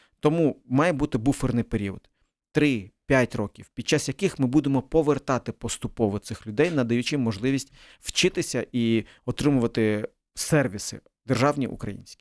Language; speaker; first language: Ukrainian; early bilingual, other home language; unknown